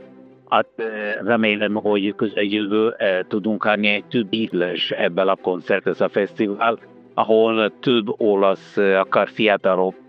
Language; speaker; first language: Hungarian; non-native, fluent; Italian